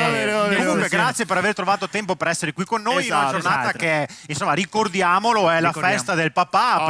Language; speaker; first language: Italian; native; Italian